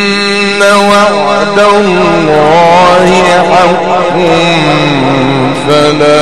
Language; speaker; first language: Arabic; native; Arabic